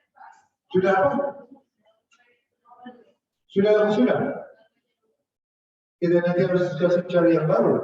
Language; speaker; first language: Indonesian; non-native, fluent; English